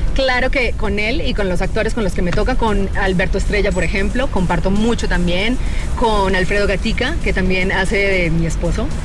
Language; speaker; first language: Spanish; native; Spanish